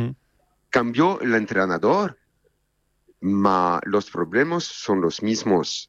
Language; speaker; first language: Spanish; non-native, fluent; Italian